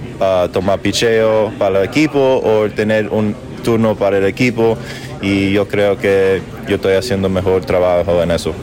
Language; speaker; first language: Spanish; early bilingual, heritage; English